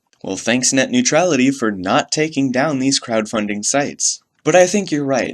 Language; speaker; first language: English; native; English